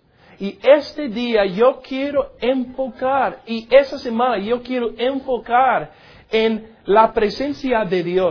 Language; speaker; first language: Spanish; non-native, learner; English